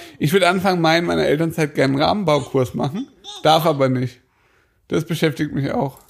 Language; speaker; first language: German; native; German